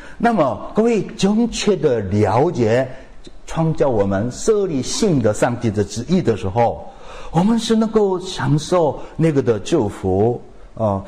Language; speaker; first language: Chinese; non-native, fluent; Korean